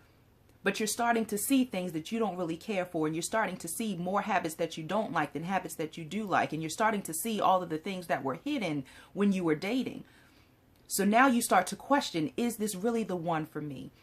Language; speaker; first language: English; native; English